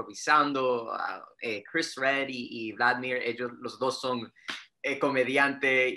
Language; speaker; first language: Spanish; early bilingual, heritage; Spanish